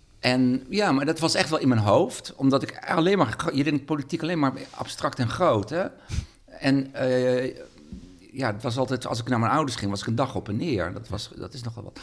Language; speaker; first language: Dutch; native; Dutch